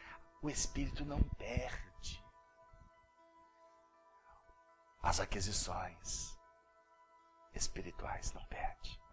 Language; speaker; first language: Portuguese; native; Portuguese